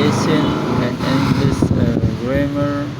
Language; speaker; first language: English; non-native, learner; Indonesian